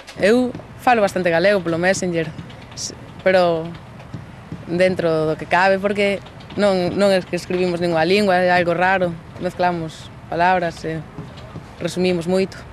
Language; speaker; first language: Galician; native; Galician